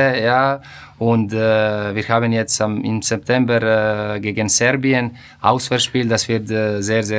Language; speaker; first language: German; non-native, fluent; Croatian